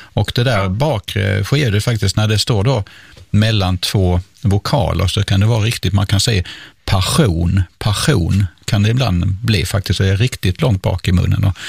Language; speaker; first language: Swedish; native; Swedish